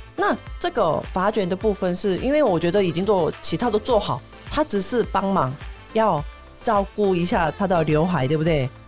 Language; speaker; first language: Chinese; non-native, fluent; Korean